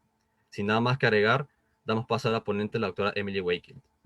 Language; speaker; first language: Spanish; native; Spanish